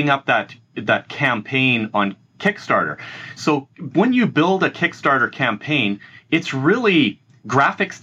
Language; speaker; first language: English; native; English